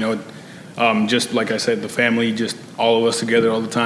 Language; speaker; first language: English; early bilingual, other home language; Spanish